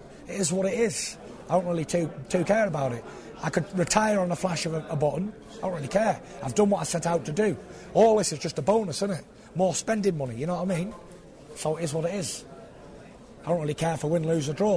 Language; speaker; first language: English; native; English